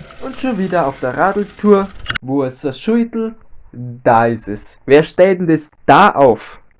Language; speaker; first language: German; native; German